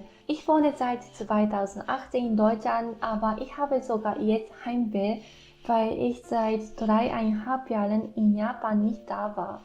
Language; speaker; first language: German; non-native, fluent; Japanese